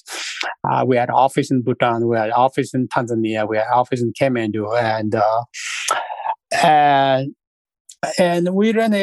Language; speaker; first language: English; non-native, fluent; Sherpa